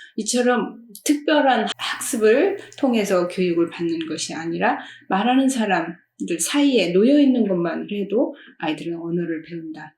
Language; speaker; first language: Korean; native; Korean